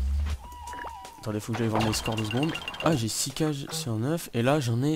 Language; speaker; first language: French; native; French